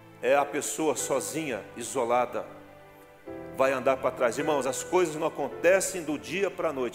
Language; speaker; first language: Portuguese; native; Portuguese